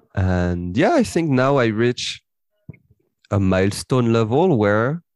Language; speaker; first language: English; early bilingual, heritage; French